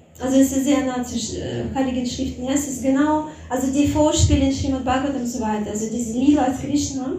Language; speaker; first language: German; non-native, fluent; Russian